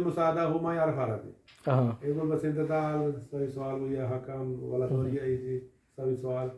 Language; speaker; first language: Arabic; non-native, learner; Urdu